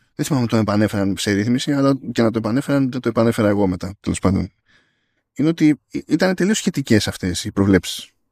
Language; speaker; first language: Greek; native; Greek